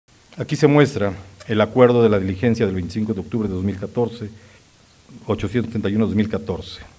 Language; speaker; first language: Spanish; native; Spanish